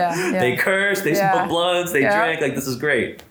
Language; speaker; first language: English; native; English